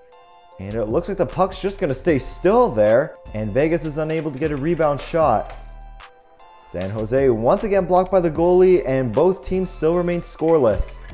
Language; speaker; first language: English; native; English